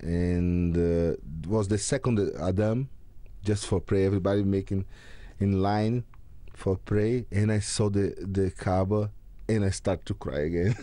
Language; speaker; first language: English; non-native, learner; Portuguese